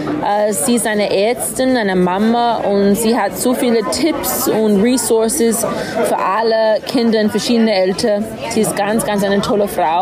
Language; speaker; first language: German; non-native, learner; English